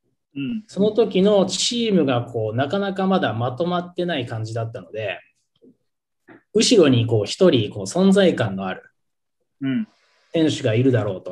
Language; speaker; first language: Japanese; native; Japanese